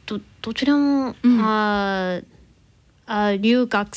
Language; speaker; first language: Japanese; non-native, learner; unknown